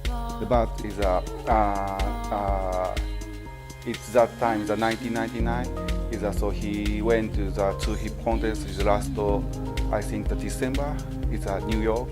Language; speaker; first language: English; non-native, learner; Japanese